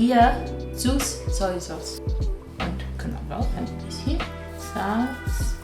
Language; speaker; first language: German; non-native, learner; Chinese